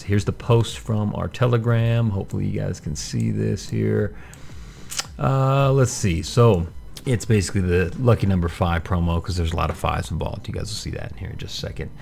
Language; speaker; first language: English; native; English